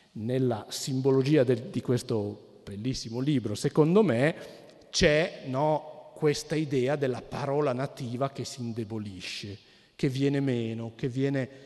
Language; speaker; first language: Italian; native; Italian